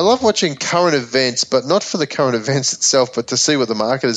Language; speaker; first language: English; native; English